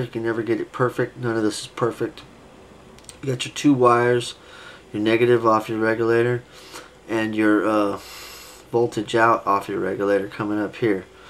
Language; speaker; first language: English; native; English